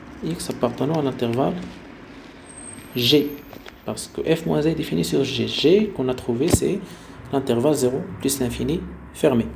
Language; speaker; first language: French; non-native, local second language; Arabic